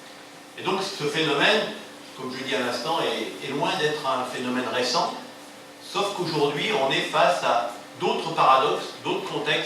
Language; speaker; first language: French; native; French